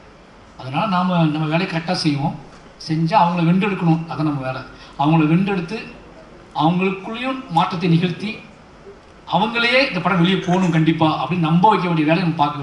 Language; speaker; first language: Tamil; native; Tamil